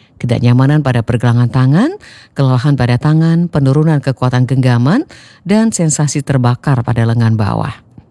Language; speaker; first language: Indonesian; native; Indonesian